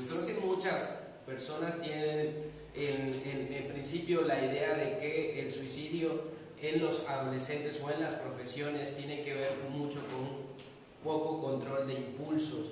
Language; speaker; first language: Spanish; native; Spanish